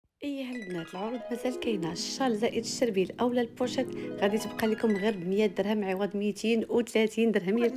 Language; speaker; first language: Arabic; native; Arabic